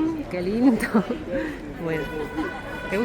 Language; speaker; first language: Spanish; non-native, fluent; Russian